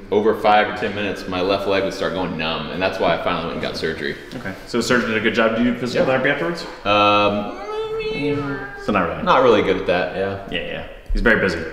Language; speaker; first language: English; native; English